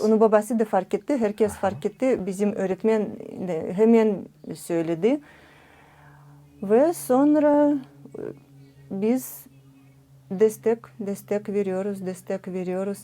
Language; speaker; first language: Turkish; non-native, learner; Russian